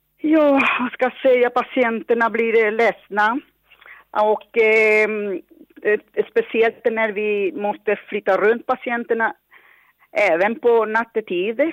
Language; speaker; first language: Swedish; non-native, local second language; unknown